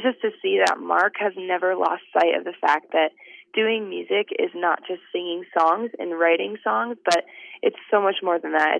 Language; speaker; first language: English; native; English